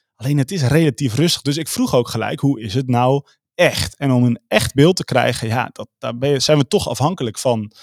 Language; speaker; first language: Dutch; native; Dutch